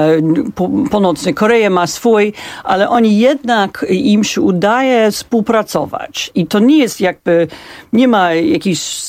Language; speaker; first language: Polish; non-native, fluent; English